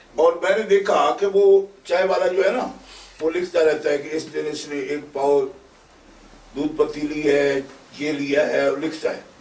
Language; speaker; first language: Urdu; non-native, local second language; Punjabi